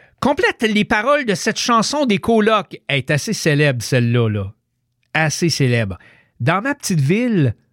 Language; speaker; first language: French; native; French